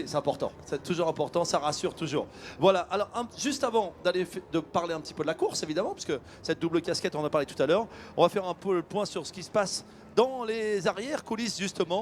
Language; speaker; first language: French; native; French